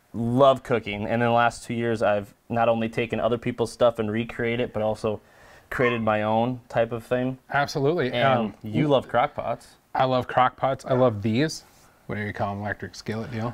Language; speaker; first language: English; native; English